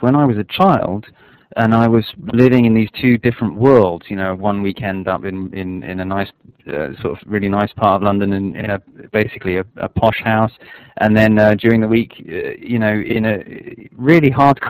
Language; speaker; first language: English; native; English